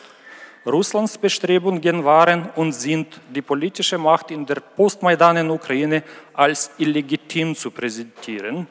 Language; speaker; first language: German; non-native, fluent; Ukrainian